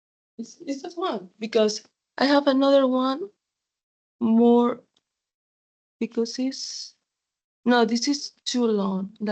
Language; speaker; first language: English; non-native, fluent; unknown